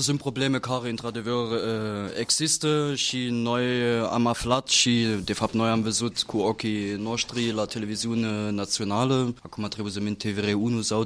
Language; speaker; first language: Romanian; non-native, fluent; German